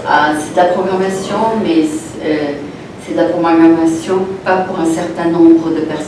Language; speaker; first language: French; non-native, local second language; Arabic